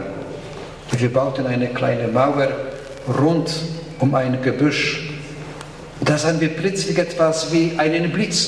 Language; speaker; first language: German; non-native, fluent; Polish